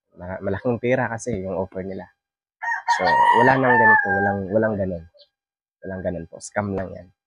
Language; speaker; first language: Filipino; non-native, local second language; Cebuano